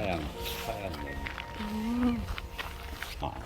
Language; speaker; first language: Korean; native; Korean